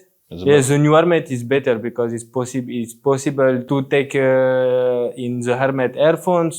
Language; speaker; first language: English; non-native, learner; French